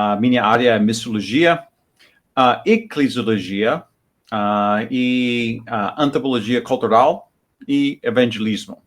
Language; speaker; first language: Portuguese; non-native, fluent; English